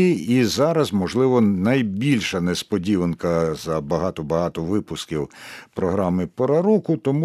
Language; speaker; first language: Ukrainian; native; Ukrainian